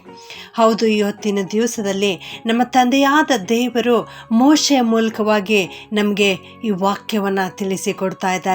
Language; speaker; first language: Kannada; native; Kannada